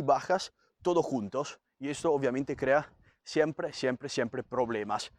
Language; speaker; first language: Spanish; non-native, fluent; Italian